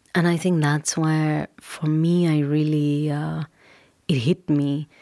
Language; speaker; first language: English; non-native, local second language; Urdu